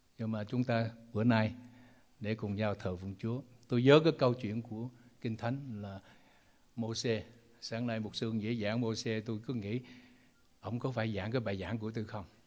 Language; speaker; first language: Vietnamese; non-native, local second language; Chinese